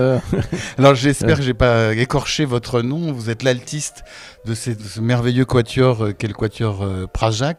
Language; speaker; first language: French; native; French